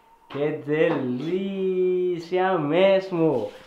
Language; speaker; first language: Portuguese; non-native, learner; Swedish